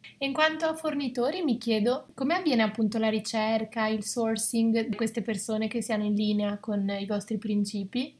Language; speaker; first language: Italian; native; Italian